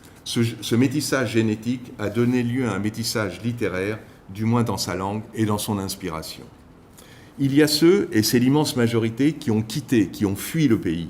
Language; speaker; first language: French; native; French